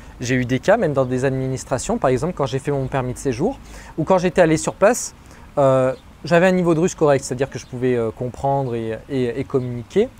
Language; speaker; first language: French; native; French